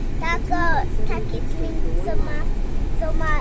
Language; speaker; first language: Polish; early bilingual, heritage; Polish